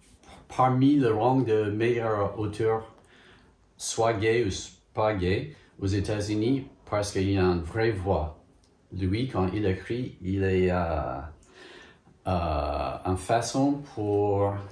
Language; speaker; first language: French; non-native, fluent; English